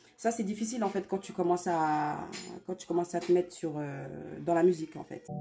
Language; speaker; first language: French; native; French